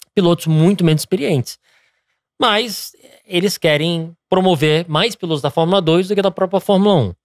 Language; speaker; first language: Portuguese; early bilingual, other home language; English